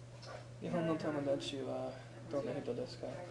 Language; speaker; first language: Japanese; non-native, learner; English